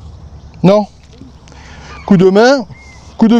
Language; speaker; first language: French; native; French